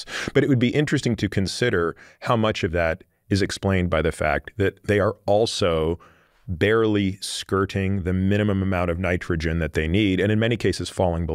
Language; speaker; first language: English; native; English